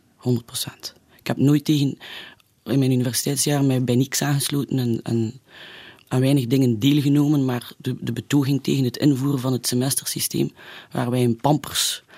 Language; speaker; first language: Dutch; native; Dutch